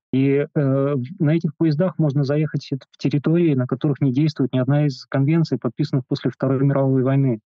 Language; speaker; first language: Russian; native; Russian